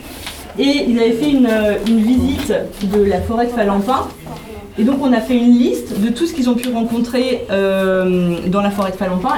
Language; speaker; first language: French; native; French